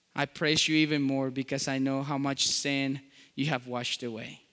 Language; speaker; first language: English; non-native, fluent; Spanish